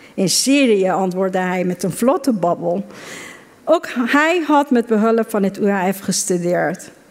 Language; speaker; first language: Dutch; non-native, fluent; Persian